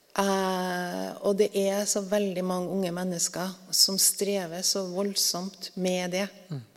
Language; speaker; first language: Norwegian; native; Norwegian